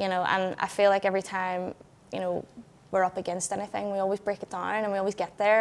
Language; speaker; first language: English; native; English